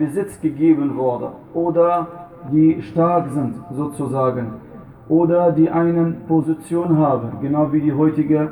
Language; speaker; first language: German; non-native, fluent; Arabic